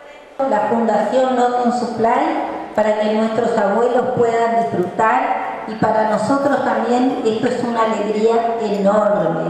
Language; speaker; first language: Spanish; native; Spanish